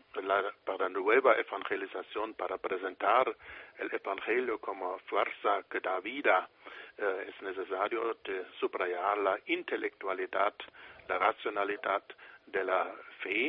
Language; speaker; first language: Spanish; non-native, fluent; German